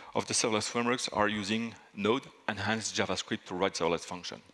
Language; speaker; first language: English; non-native, fluent; French